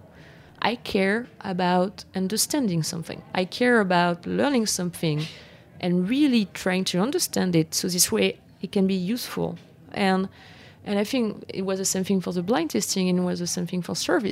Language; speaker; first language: English; non-native, fluent; French